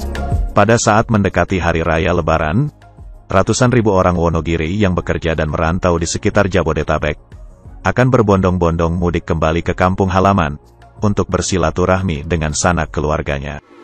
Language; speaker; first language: Indonesian; native; Indonesian